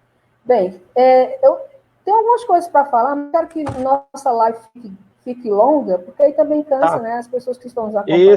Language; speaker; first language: Portuguese; native; Portuguese